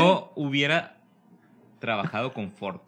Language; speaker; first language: Spanish; native; Spanish